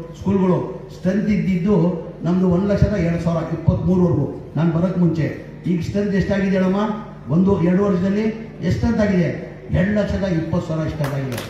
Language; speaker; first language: Kannada; non-native, local second language; Urdu